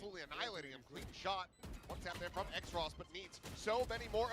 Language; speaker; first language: English; native; English